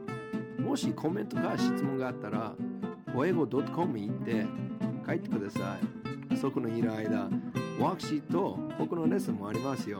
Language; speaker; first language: Japanese; non-native, fluent; English